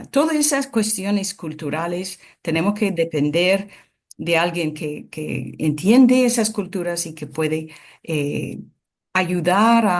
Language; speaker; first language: Spanish; non-native, fluent; English